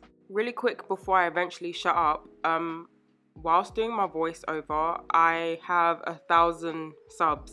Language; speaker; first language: English; native; English